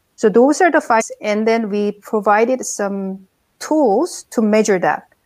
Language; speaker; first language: English; non-native, fluent; Korean